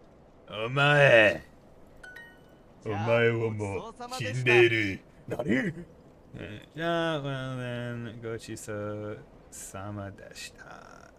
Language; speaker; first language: Japanese; non-native, learner; English